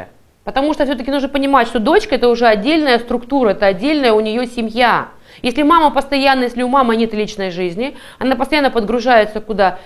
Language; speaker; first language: Russian; native; Russian